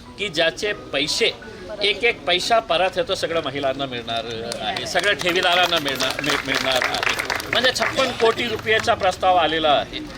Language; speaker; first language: Marathi; native; Marathi